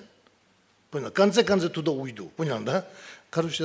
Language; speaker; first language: Russian; non-native, learner; Tibetan